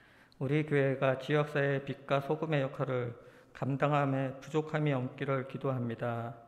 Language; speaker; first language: Korean; native; Korean